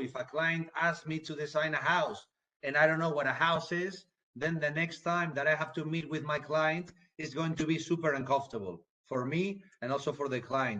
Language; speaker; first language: English; non-native, fluent; Spanish